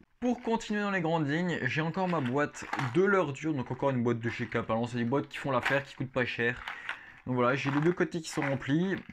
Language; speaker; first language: French; native; French